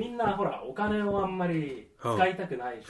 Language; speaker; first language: Japanese; native; Japanese